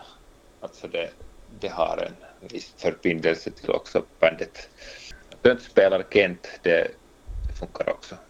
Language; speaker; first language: Swedish; non-native, local second language; Finnish